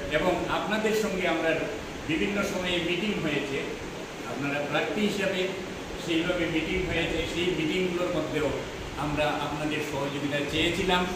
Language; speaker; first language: Bangla; native; Bangla